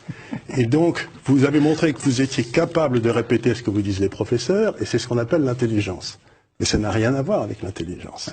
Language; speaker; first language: French; native; French